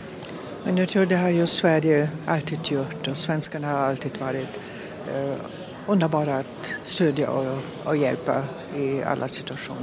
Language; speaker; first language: Swedish; non-native, fluent; German